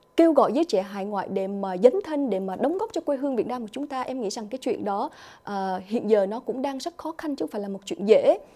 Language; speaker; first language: Vietnamese; early bilingual, other home language; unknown